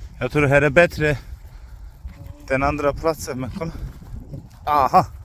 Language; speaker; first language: Swedish; non-native, fluent; Turkish